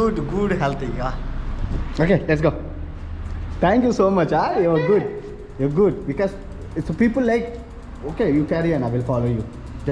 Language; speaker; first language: English; non-native, learner; Telugu